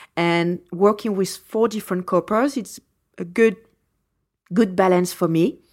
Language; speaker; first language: English; non-native, fluent; French